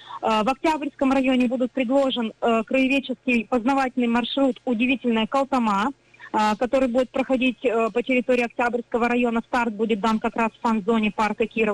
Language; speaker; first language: Russian; native; Russian